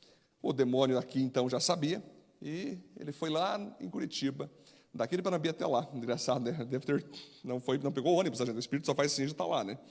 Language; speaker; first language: Portuguese; native; Portuguese